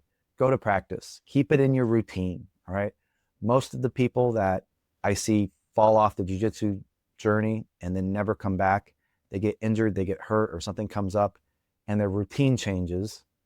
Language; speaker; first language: English; native; English